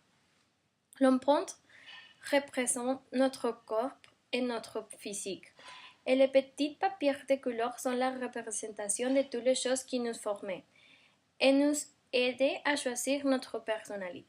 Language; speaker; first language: French; non-native, learner; Spanish